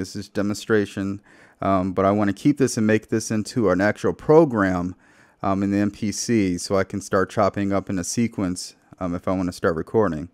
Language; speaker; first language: English; native; English